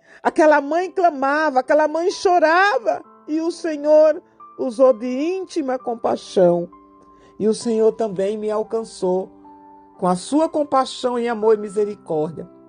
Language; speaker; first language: Portuguese; native; Portuguese